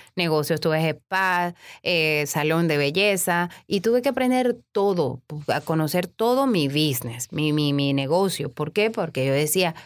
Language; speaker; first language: Spanish; native; Spanish